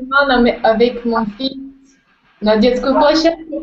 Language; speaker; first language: French; non-native, learner; Russian